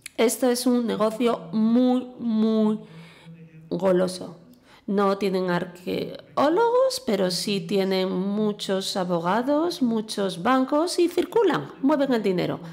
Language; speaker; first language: Spanish; non-native, fluent; English